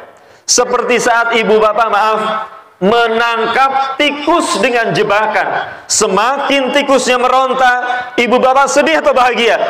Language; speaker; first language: Indonesian; native; Indonesian